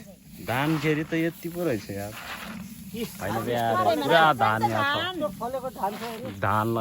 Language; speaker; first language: Nepali; native; Nepali